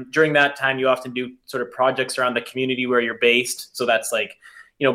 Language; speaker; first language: English; native; English